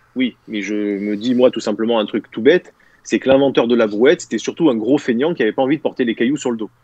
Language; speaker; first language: French; native; French